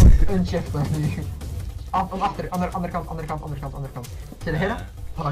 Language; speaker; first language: Dutch; native; Dutch